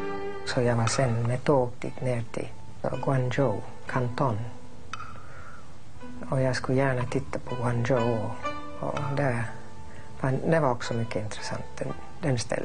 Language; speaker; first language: Swedish; non-native, fluent; English